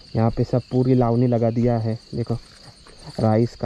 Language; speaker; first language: Hindi; non-native, local second language; Marathi